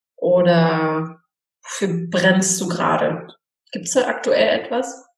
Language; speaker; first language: German; native; German